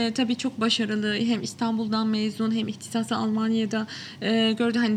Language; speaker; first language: Turkish; early bilingual, other home language; Arabic